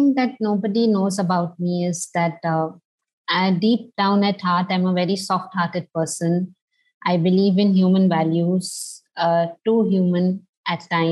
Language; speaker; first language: English; non-native, local second language; Hindi